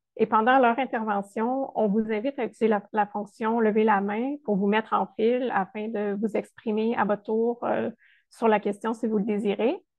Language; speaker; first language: French; native; French